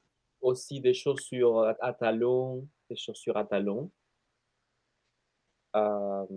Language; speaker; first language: French; non-native, fluent; Spanish